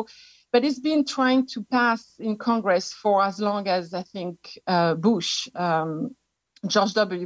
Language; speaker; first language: English; non-native, fluent; French